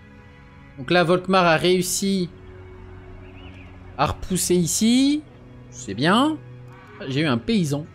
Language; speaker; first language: French; native; French